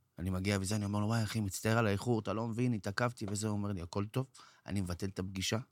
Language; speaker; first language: Hebrew; native; Hebrew